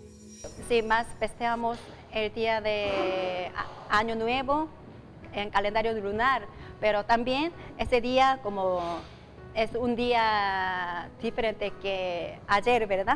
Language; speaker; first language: Spanish; non-native, learner; Korean